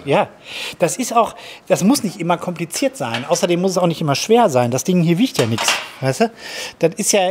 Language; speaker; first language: German; native; German